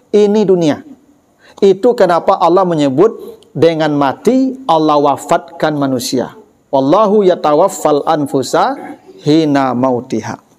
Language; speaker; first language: Malay; non-native, local second language; Minangkabau